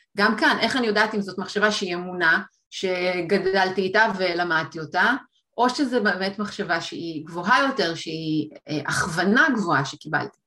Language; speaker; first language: Hebrew; native; Hebrew